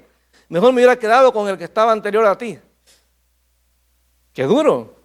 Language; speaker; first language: Spanish; native; Spanish